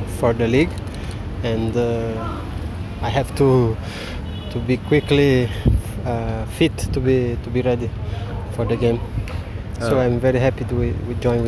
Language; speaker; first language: English; non-native, learner; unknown